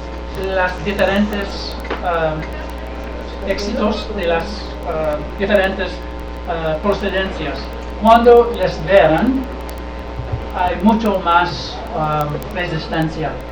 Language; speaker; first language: Spanish; non-native, learner; English